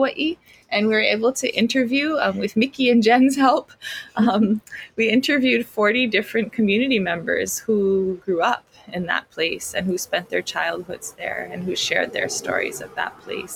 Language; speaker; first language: English; native; English